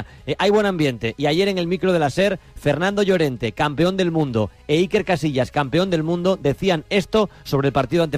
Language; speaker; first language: Spanish; native; Spanish